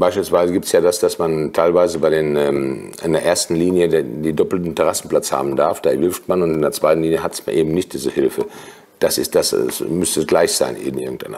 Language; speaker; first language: German; native; German